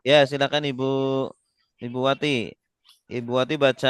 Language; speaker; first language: Indonesian; native; Indonesian